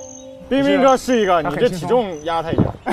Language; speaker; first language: Chinese; native; Chinese